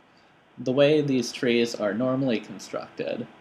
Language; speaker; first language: English; native; English